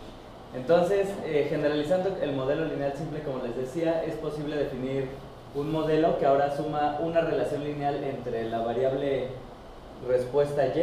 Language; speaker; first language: Spanish; native; Spanish